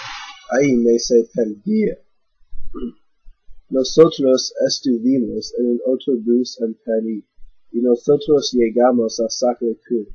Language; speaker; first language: Spanish; non-native, learner; English